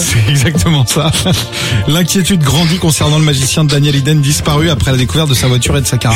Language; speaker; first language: French; native; French